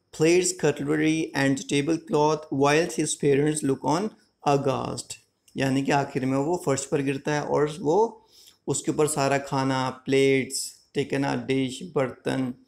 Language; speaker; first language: Hindi; native; Hindi